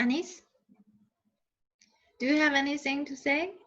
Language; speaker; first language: English; non-native, learner; Chinese